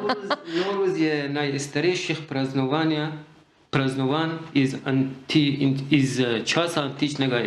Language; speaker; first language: Slovenian; non-native, learner; Persian